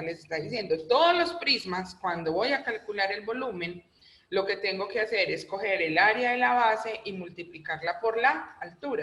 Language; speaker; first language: Spanish; native; Spanish